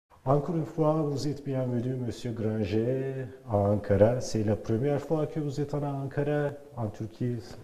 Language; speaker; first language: French; non-native, learner; Turkish